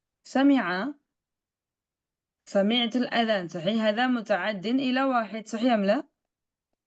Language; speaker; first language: Arabic; non-native, fluent; Indonesian